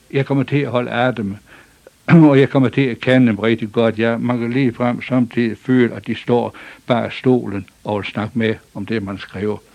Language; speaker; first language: Danish; native; Danish